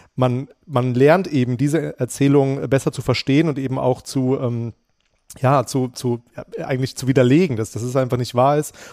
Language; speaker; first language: German; native; German